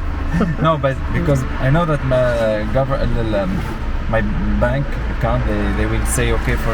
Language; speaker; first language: English; non-native, learner; Arabic